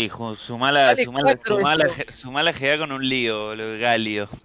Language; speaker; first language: Spanish; native; Spanish